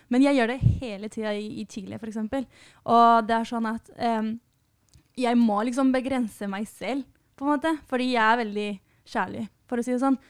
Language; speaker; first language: Norwegian; non-native, fluent; Spanish